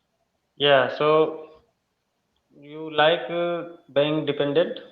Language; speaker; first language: English; non-native, learner; Hindi